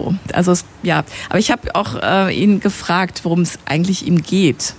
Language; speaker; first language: German; native; German